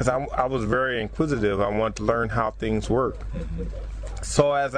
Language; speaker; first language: English; native; English